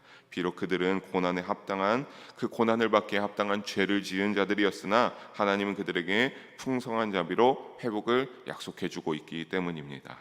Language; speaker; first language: Korean; native; Korean